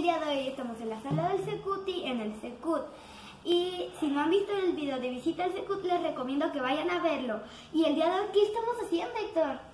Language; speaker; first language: Spanish; native; Spanish